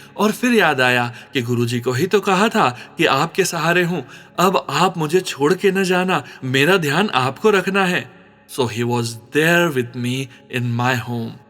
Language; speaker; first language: Hindi; native; Hindi